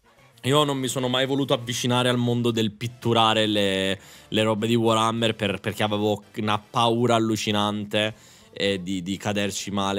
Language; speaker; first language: Italian; native; Italian